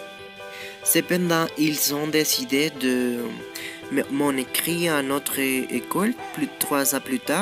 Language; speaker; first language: French; non-native, learner; Spanish